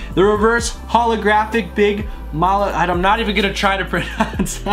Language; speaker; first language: English; native; English